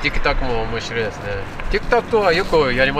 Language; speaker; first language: Japanese; non-native, learner; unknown